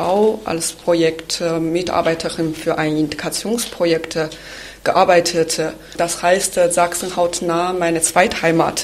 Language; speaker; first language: German; non-native, fluent; Chinese